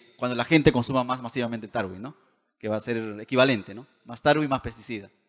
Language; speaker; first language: Spanish; native; Spanish